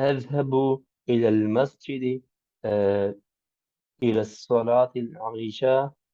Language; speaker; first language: Arabic; non-native, learner; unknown